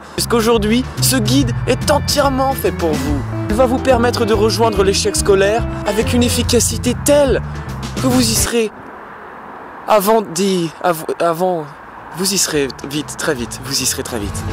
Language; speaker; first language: French; native; French